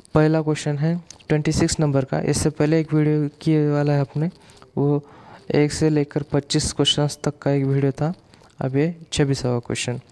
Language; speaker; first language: Hindi; non-native, local second language; Marathi